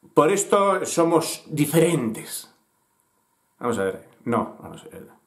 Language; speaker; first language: Spanish; native; Spanish